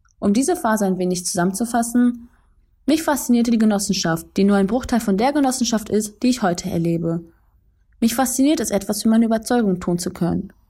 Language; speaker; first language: German; early bilingual, other home language; Kurdish